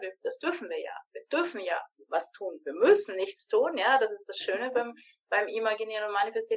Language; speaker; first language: German; native; German